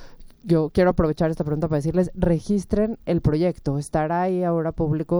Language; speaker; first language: Spanish; native; Spanish